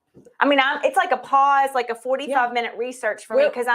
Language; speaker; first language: English; native; English